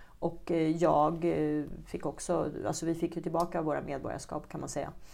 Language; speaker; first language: Swedish; early bilingual, other home language; Czech